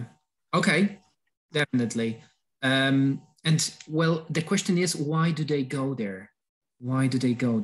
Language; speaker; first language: English; non-native, fluent; Polish